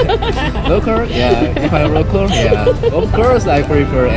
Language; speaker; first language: English; non-native, learner; Korean